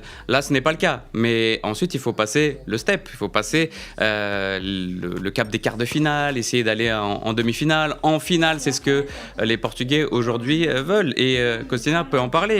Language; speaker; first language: French; native; French